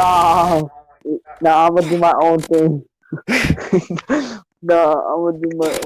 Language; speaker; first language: English; native; English